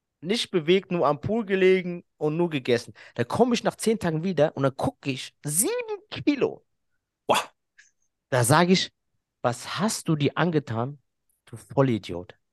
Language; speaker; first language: German; early bilingual, other home language; Arabic